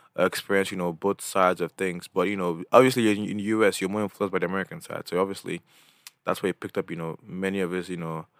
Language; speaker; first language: English; non-native, local second language; Igbo